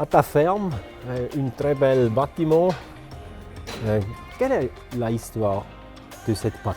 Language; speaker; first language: French; non-native, local second language; German